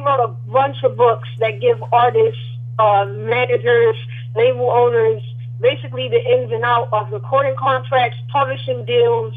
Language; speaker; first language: English; native; English